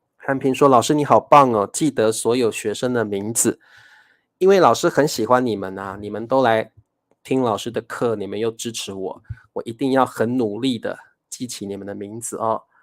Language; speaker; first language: Chinese; native; Chinese